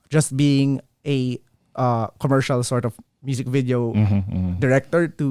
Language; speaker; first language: English; non-native, local second language; Filipino